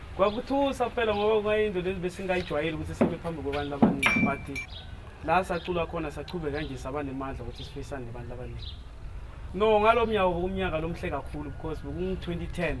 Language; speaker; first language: Zulu; non-native, local second language; Swati